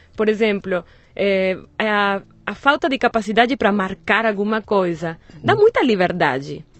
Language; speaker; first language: Portuguese; non-native, fluent; Spanish